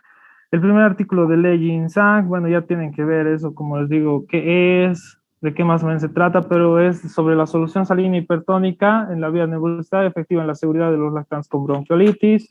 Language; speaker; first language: Spanish; native; Spanish